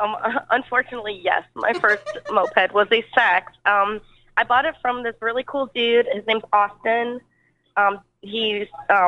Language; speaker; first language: English; native; English